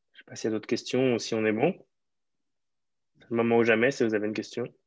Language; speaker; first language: French; native; French